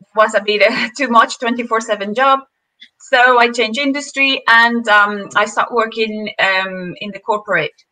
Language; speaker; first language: English; non-native, fluent; Spanish